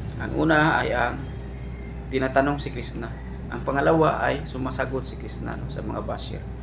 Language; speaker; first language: Filipino; non-native, local second language; Cebuano